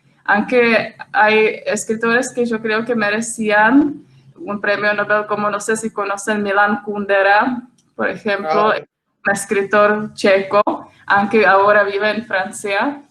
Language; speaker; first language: Spanish; non-native, fluent; Czech